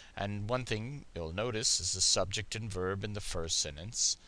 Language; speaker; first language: English; native; English